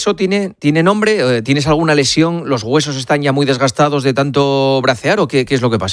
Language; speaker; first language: Spanish; native; Spanish